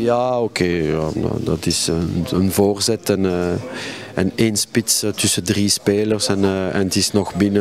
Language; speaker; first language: Dutch; non-native, local second language; French